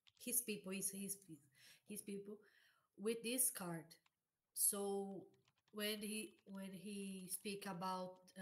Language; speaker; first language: English; non-native, learner; Portuguese